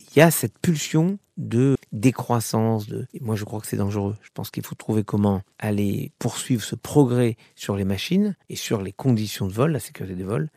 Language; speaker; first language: French; native; French